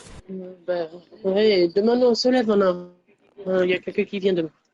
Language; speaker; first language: French; native; French